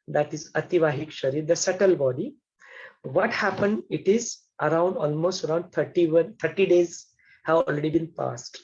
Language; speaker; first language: English; non-native, local second language; Hindi